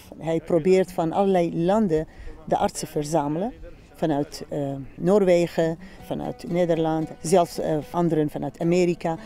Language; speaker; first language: Dutch; non-native, fluent; Central Kurdish